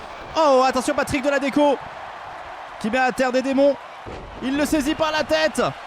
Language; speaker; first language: French; native; French